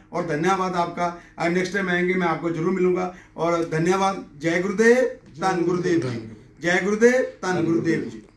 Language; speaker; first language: Hindi; non-native, local second language; Punjabi